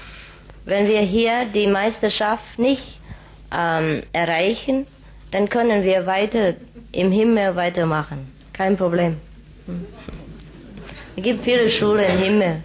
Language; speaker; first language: German; non-native, fluent; Vietnamese